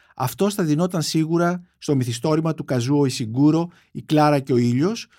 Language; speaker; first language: Greek; native; Greek